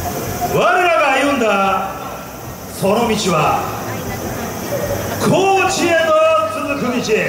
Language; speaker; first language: Japanese; native; Japanese